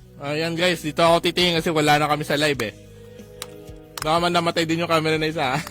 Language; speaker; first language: Filipino; non-native, local second language; Bikol